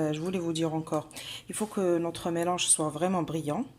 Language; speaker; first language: French; non-native, local second language; Arabic